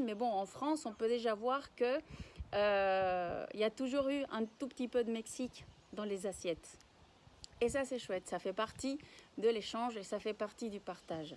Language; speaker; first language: French; non-native, fluent; Spanish